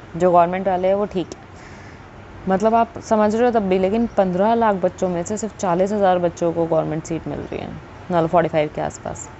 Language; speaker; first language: Hindi; native; Hindi